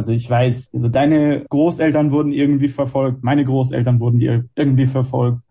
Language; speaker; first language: German; non-native, fluent; Hebrew